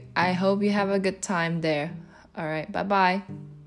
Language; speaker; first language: English; non-native, fluent; Japanese